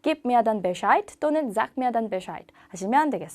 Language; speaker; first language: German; non-native, fluent; Korean